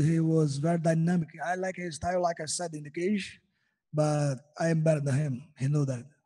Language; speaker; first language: English; non-native, learner; Portuguese